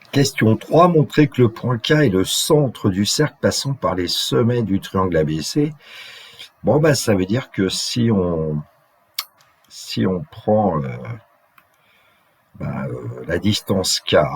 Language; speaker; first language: French; native; French